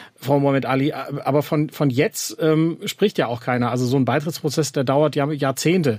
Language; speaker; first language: German; native; German